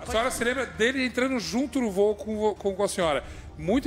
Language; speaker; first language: Portuguese; native; Portuguese